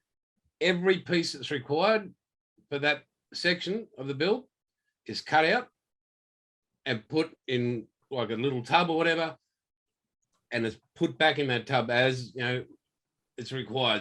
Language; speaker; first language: English; native; English